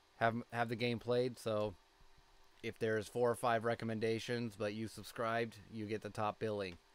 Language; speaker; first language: English; native; English